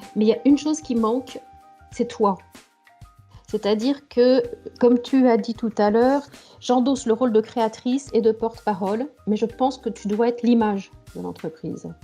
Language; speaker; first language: French; native; French